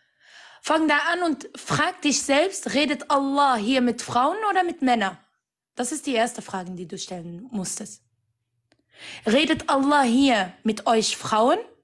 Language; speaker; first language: German; non-native, fluent; Arabic